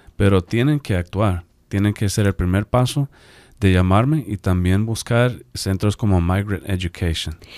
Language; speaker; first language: Spanish; non-native, fluent; English